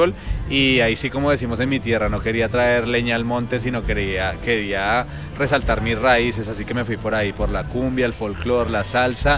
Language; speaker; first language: Spanish; native; Spanish